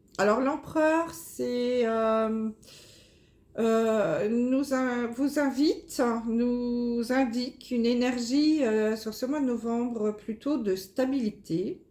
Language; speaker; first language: French; native; French